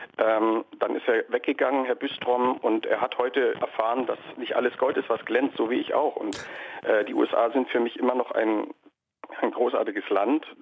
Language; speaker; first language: German; native; German